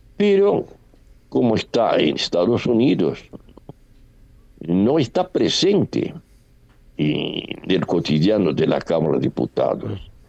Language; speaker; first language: Spanish; non-native, fluent; Portuguese